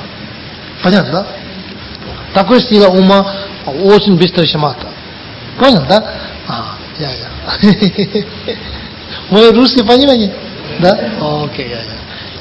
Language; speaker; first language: Russian; non-native, learner; Tibetan